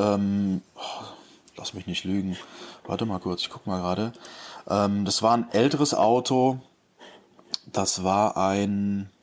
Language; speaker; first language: German; native; German